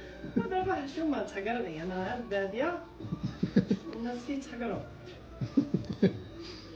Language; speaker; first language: Arabic; native; Arabic